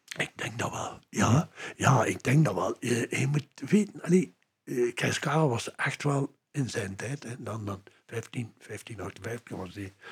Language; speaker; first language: Dutch; native; Dutch